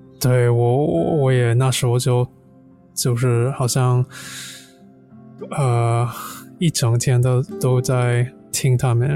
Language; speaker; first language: Chinese; non-native, fluent; English